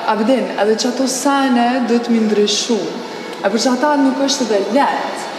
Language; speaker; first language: Albanian; early bilingual, heritage; Albanian